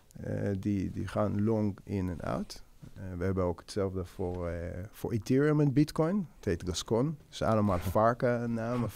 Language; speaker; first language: Dutch; non-native, fluent; Hebrew